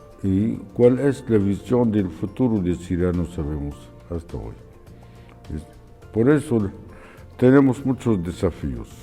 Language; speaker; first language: Spanish; non-native, fluent; Arabic